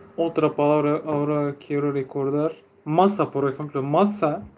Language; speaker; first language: Spanish; non-native, fluent; Turkish